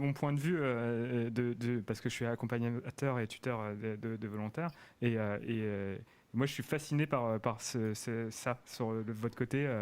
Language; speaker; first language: French; native; French